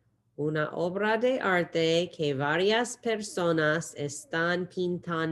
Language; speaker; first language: Spanish; non-native, fluent; English